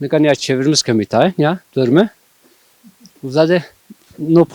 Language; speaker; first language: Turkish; non-native, local second language; Zaza